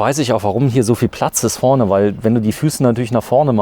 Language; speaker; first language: German; native; German